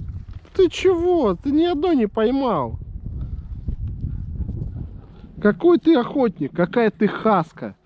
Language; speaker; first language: Russian; native; Russian